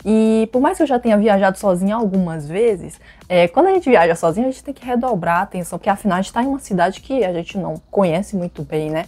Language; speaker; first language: Portuguese; native; Portuguese